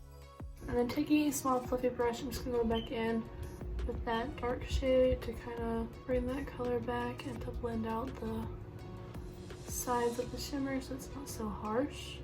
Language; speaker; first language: English; native; English